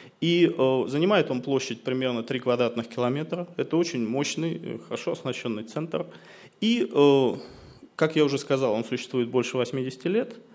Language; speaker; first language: Russian; native; Russian